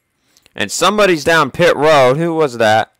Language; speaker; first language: English; native; English